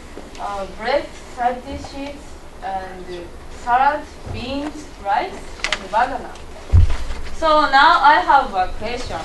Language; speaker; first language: English; non-native, learner; Japanese